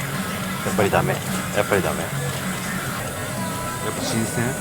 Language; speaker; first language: Japanese; native; Japanese